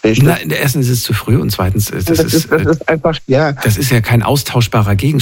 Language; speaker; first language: German; native; German